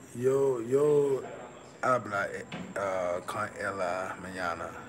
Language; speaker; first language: Spanish; non-native, learner; English